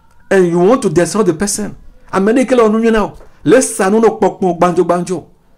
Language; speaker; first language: English; non-native, fluent; Ewe